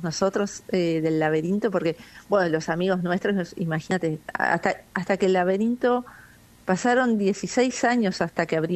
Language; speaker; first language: Spanish; native; Spanish